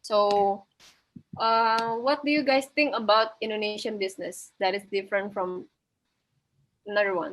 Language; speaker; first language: English; non-native, fluent; Indonesian